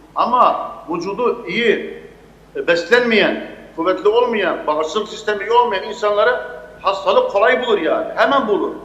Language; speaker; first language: Turkish; native; Turkish